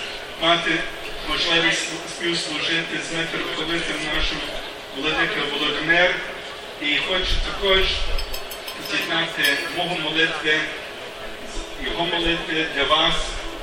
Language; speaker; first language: Ukrainian; non-native, learner; English